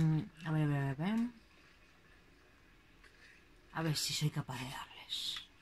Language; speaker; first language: Spanish; native; Spanish